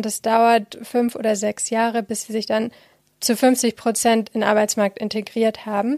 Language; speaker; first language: German; native; German